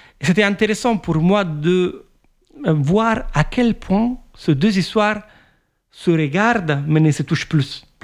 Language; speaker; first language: French; non-native, fluent; Italian